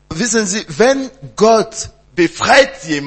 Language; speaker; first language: German; non-native, learner; French